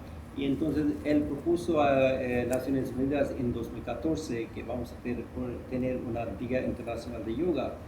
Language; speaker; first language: Spanish; non-native, fluent; Hindi